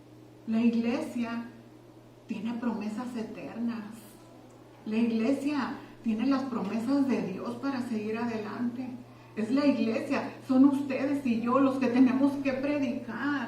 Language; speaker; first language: Spanish; native; Spanish